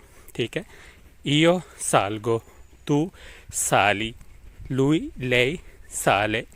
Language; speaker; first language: Italian; non-native, fluent; Urdu